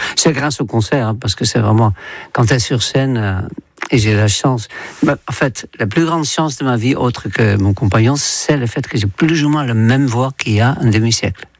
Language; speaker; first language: French; non-native, fluent; Dutch